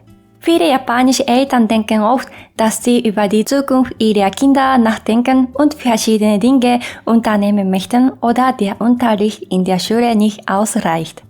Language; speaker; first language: German; non-native, fluent; Japanese